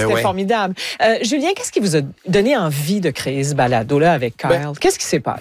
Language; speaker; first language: French; native; French